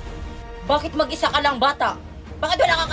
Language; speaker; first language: Filipino; native; Filipino